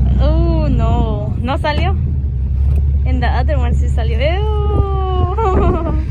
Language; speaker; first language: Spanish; early bilingual, other home language; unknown